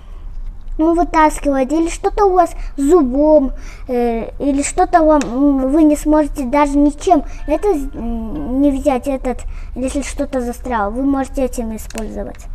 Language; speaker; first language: Russian; non-native, local second language; Kyrgyz